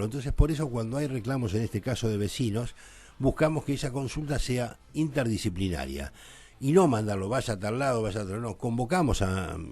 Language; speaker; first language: Spanish; native; Spanish